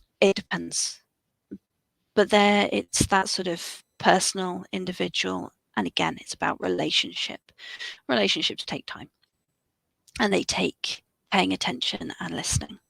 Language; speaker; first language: English; native; English